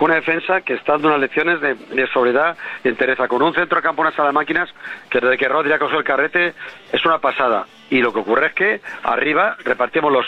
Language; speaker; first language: Spanish; native; Spanish